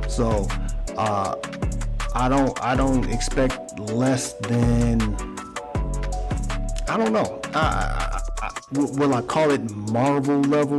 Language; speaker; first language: English; native; English